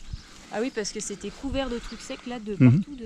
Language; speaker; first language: French; native; French